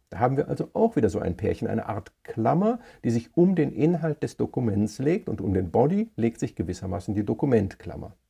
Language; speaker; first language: German; native; German